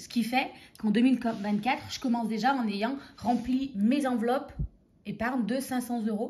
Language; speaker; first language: French; native; French